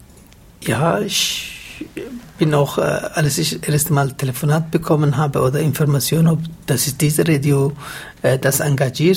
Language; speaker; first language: German; non-native, fluent; Somali